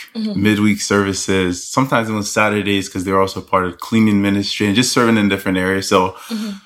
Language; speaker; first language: English; non-native, local second language; Yoruba